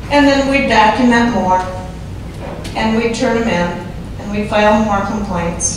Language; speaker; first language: English; native; English